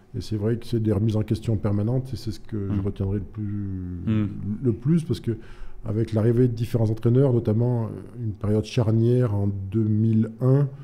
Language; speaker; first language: French; native; French